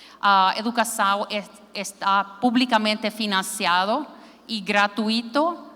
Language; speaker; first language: Portuguese; non-native, learner; Finnish